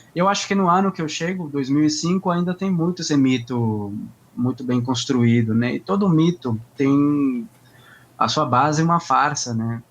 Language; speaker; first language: Portuguese; non-native, fluent; Spanish